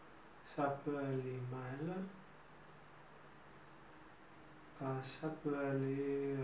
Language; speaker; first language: French; non-native, fluent; Russian